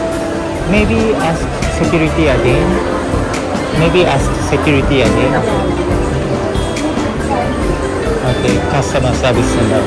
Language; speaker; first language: English; non-native, learner; Japanese